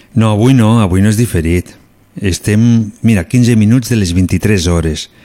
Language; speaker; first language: Catalan; native; Catalan